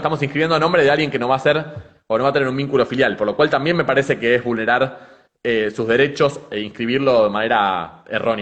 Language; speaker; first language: Spanish; native; Spanish